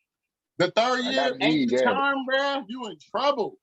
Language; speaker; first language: English; native; English